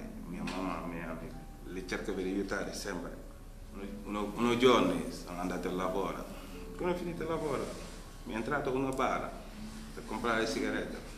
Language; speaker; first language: Italian; non-native, learner; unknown